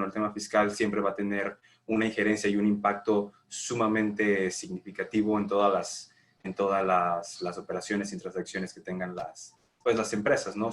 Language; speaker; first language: Spanish; native; Spanish